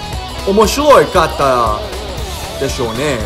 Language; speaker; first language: Japanese; non-native, learner; English